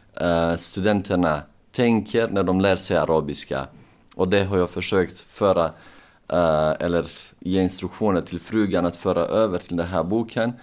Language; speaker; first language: Swedish; non-native, local second language; Bosnian